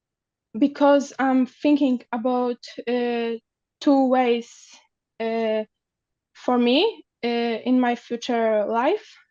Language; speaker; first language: English; non-native, learner; Polish